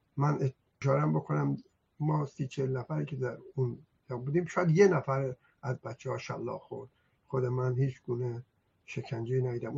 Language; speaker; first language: Persian; non-native, local second language; Azerbaijani